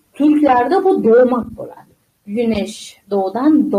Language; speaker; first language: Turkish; non-native, fluent; Uzbek